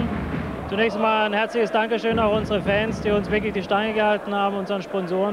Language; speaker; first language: German; native; German